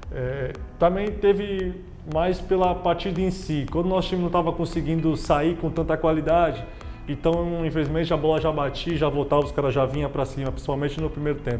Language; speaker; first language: Portuguese; native; Portuguese